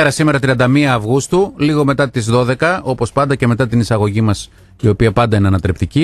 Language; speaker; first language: Greek; native; Greek